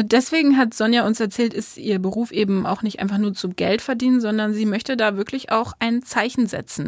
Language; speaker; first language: German; native; German